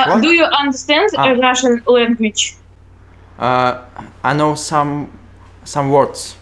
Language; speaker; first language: English; non-native, learner; Russian